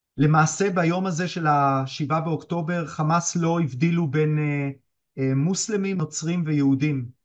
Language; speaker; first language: Hebrew; native; Hebrew